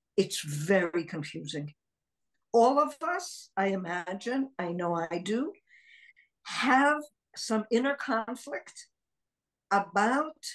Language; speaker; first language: English; early bilingual, other home language; Hebrew